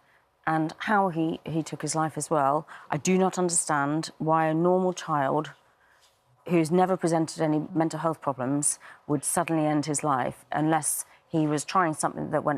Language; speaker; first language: English; native; English